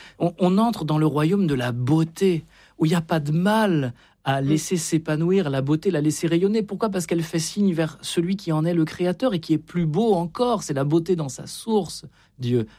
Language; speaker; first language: French; native; French